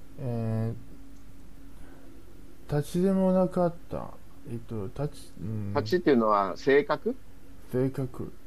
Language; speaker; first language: Japanese; non-native, learner; Chinese